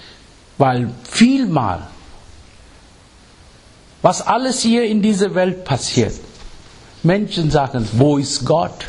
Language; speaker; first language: German; non-native, fluent; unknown